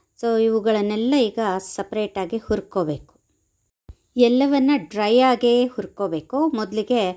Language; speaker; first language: Kannada; non-native, local second language; Konkani